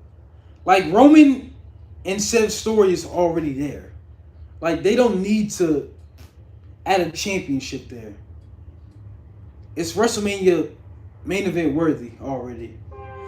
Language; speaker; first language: English; native; English